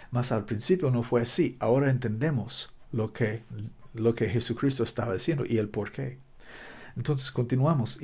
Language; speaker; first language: Spanish; non-native, learner; English